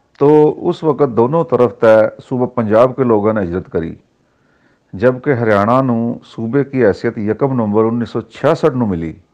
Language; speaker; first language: Urdu; non-native, local second language; Haryanvi